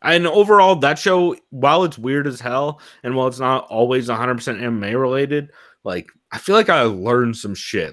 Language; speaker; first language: English; native; English